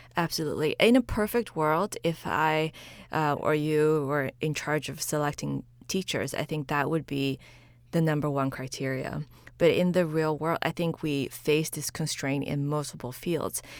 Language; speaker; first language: English; early bilingual, other home language; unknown